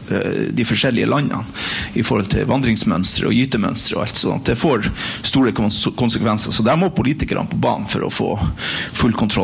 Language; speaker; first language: Norwegian; native; Norwegian